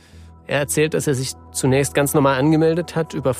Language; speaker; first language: German; native; German